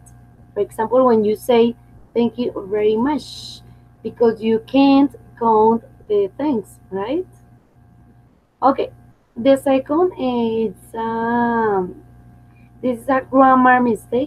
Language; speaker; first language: English; non-native, fluent; Spanish